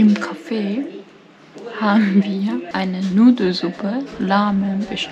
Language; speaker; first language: German; non-native, fluent; Japanese